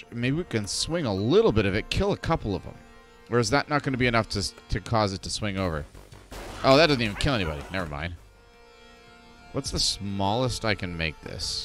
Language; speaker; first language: English; native; English